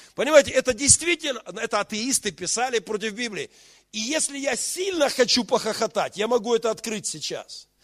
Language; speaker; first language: Russian; native; Russian